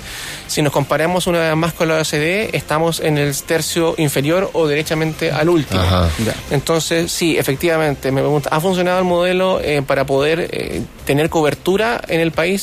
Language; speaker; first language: Spanish; native; Spanish